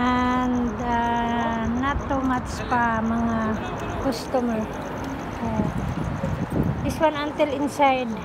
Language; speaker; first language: English; non-native, local second language; Filipino